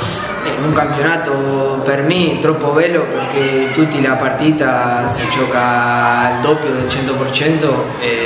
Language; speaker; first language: Italian; non-native, learner; Spanish